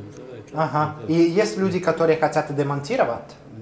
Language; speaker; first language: Russian; non-native, fluent; Italian